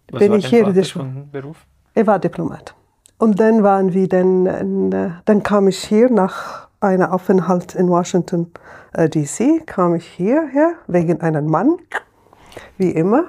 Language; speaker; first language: German; non-native, fluent; Arabic